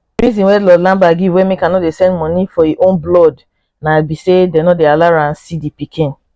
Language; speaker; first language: Nigerian Pidgin; native; Nigerian Pidgin